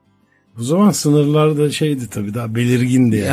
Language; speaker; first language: Turkish; native; Turkish